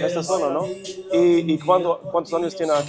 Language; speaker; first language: Spanish; non-native, fluent; German